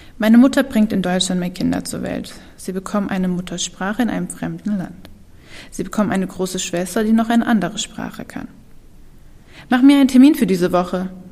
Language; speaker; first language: German; early bilingual, other home language; Kurdish